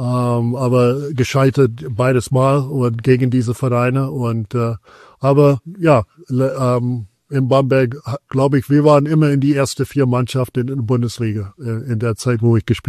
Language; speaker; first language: German; non-native, fluent; English